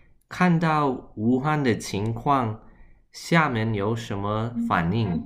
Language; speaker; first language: Chinese; early bilingual, heritage; Chinese